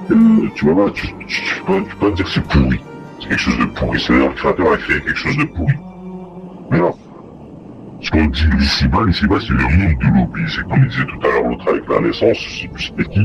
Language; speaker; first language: French; native; French